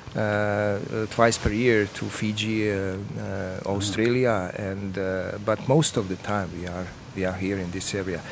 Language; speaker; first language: English; non-native, fluent; Croatian